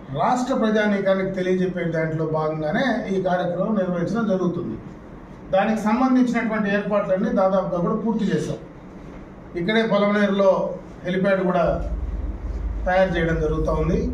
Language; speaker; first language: Telugu; native; Telugu